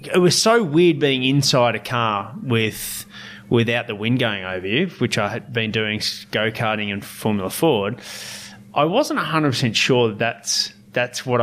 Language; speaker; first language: English; native; English